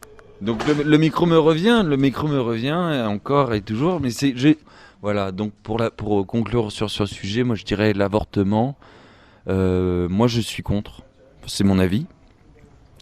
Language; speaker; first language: French; native; French